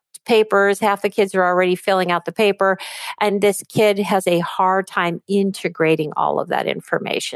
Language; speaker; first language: English; native; English